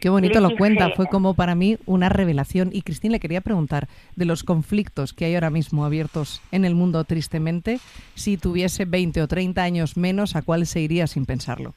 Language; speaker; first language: Spanish; native; Spanish